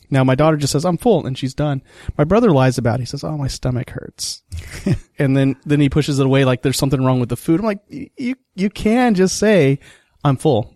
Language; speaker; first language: English; native; English